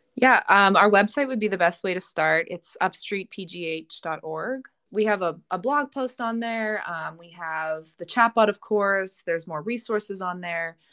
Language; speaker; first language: English; native; English